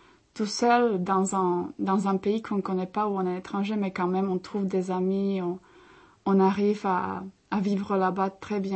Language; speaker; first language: French; non-native, fluent; Czech